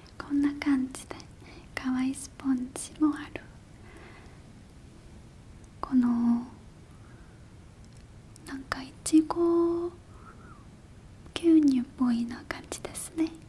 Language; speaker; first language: Japanese; non-native, learner; Korean